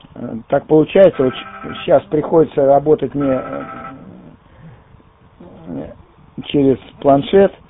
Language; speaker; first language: Russian; native; Russian